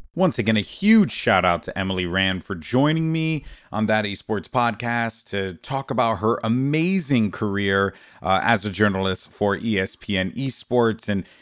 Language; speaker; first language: English; native; English